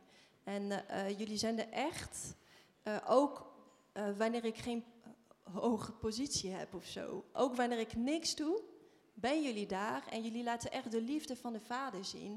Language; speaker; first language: Dutch; non-native, fluent; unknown